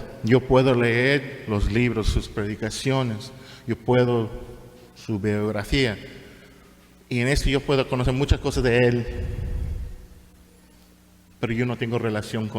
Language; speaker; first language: Spanish; non-native, fluent; English